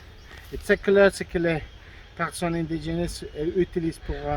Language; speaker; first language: French; non-native, fluent; Spanish